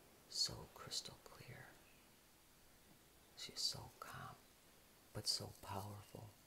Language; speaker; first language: English; native; English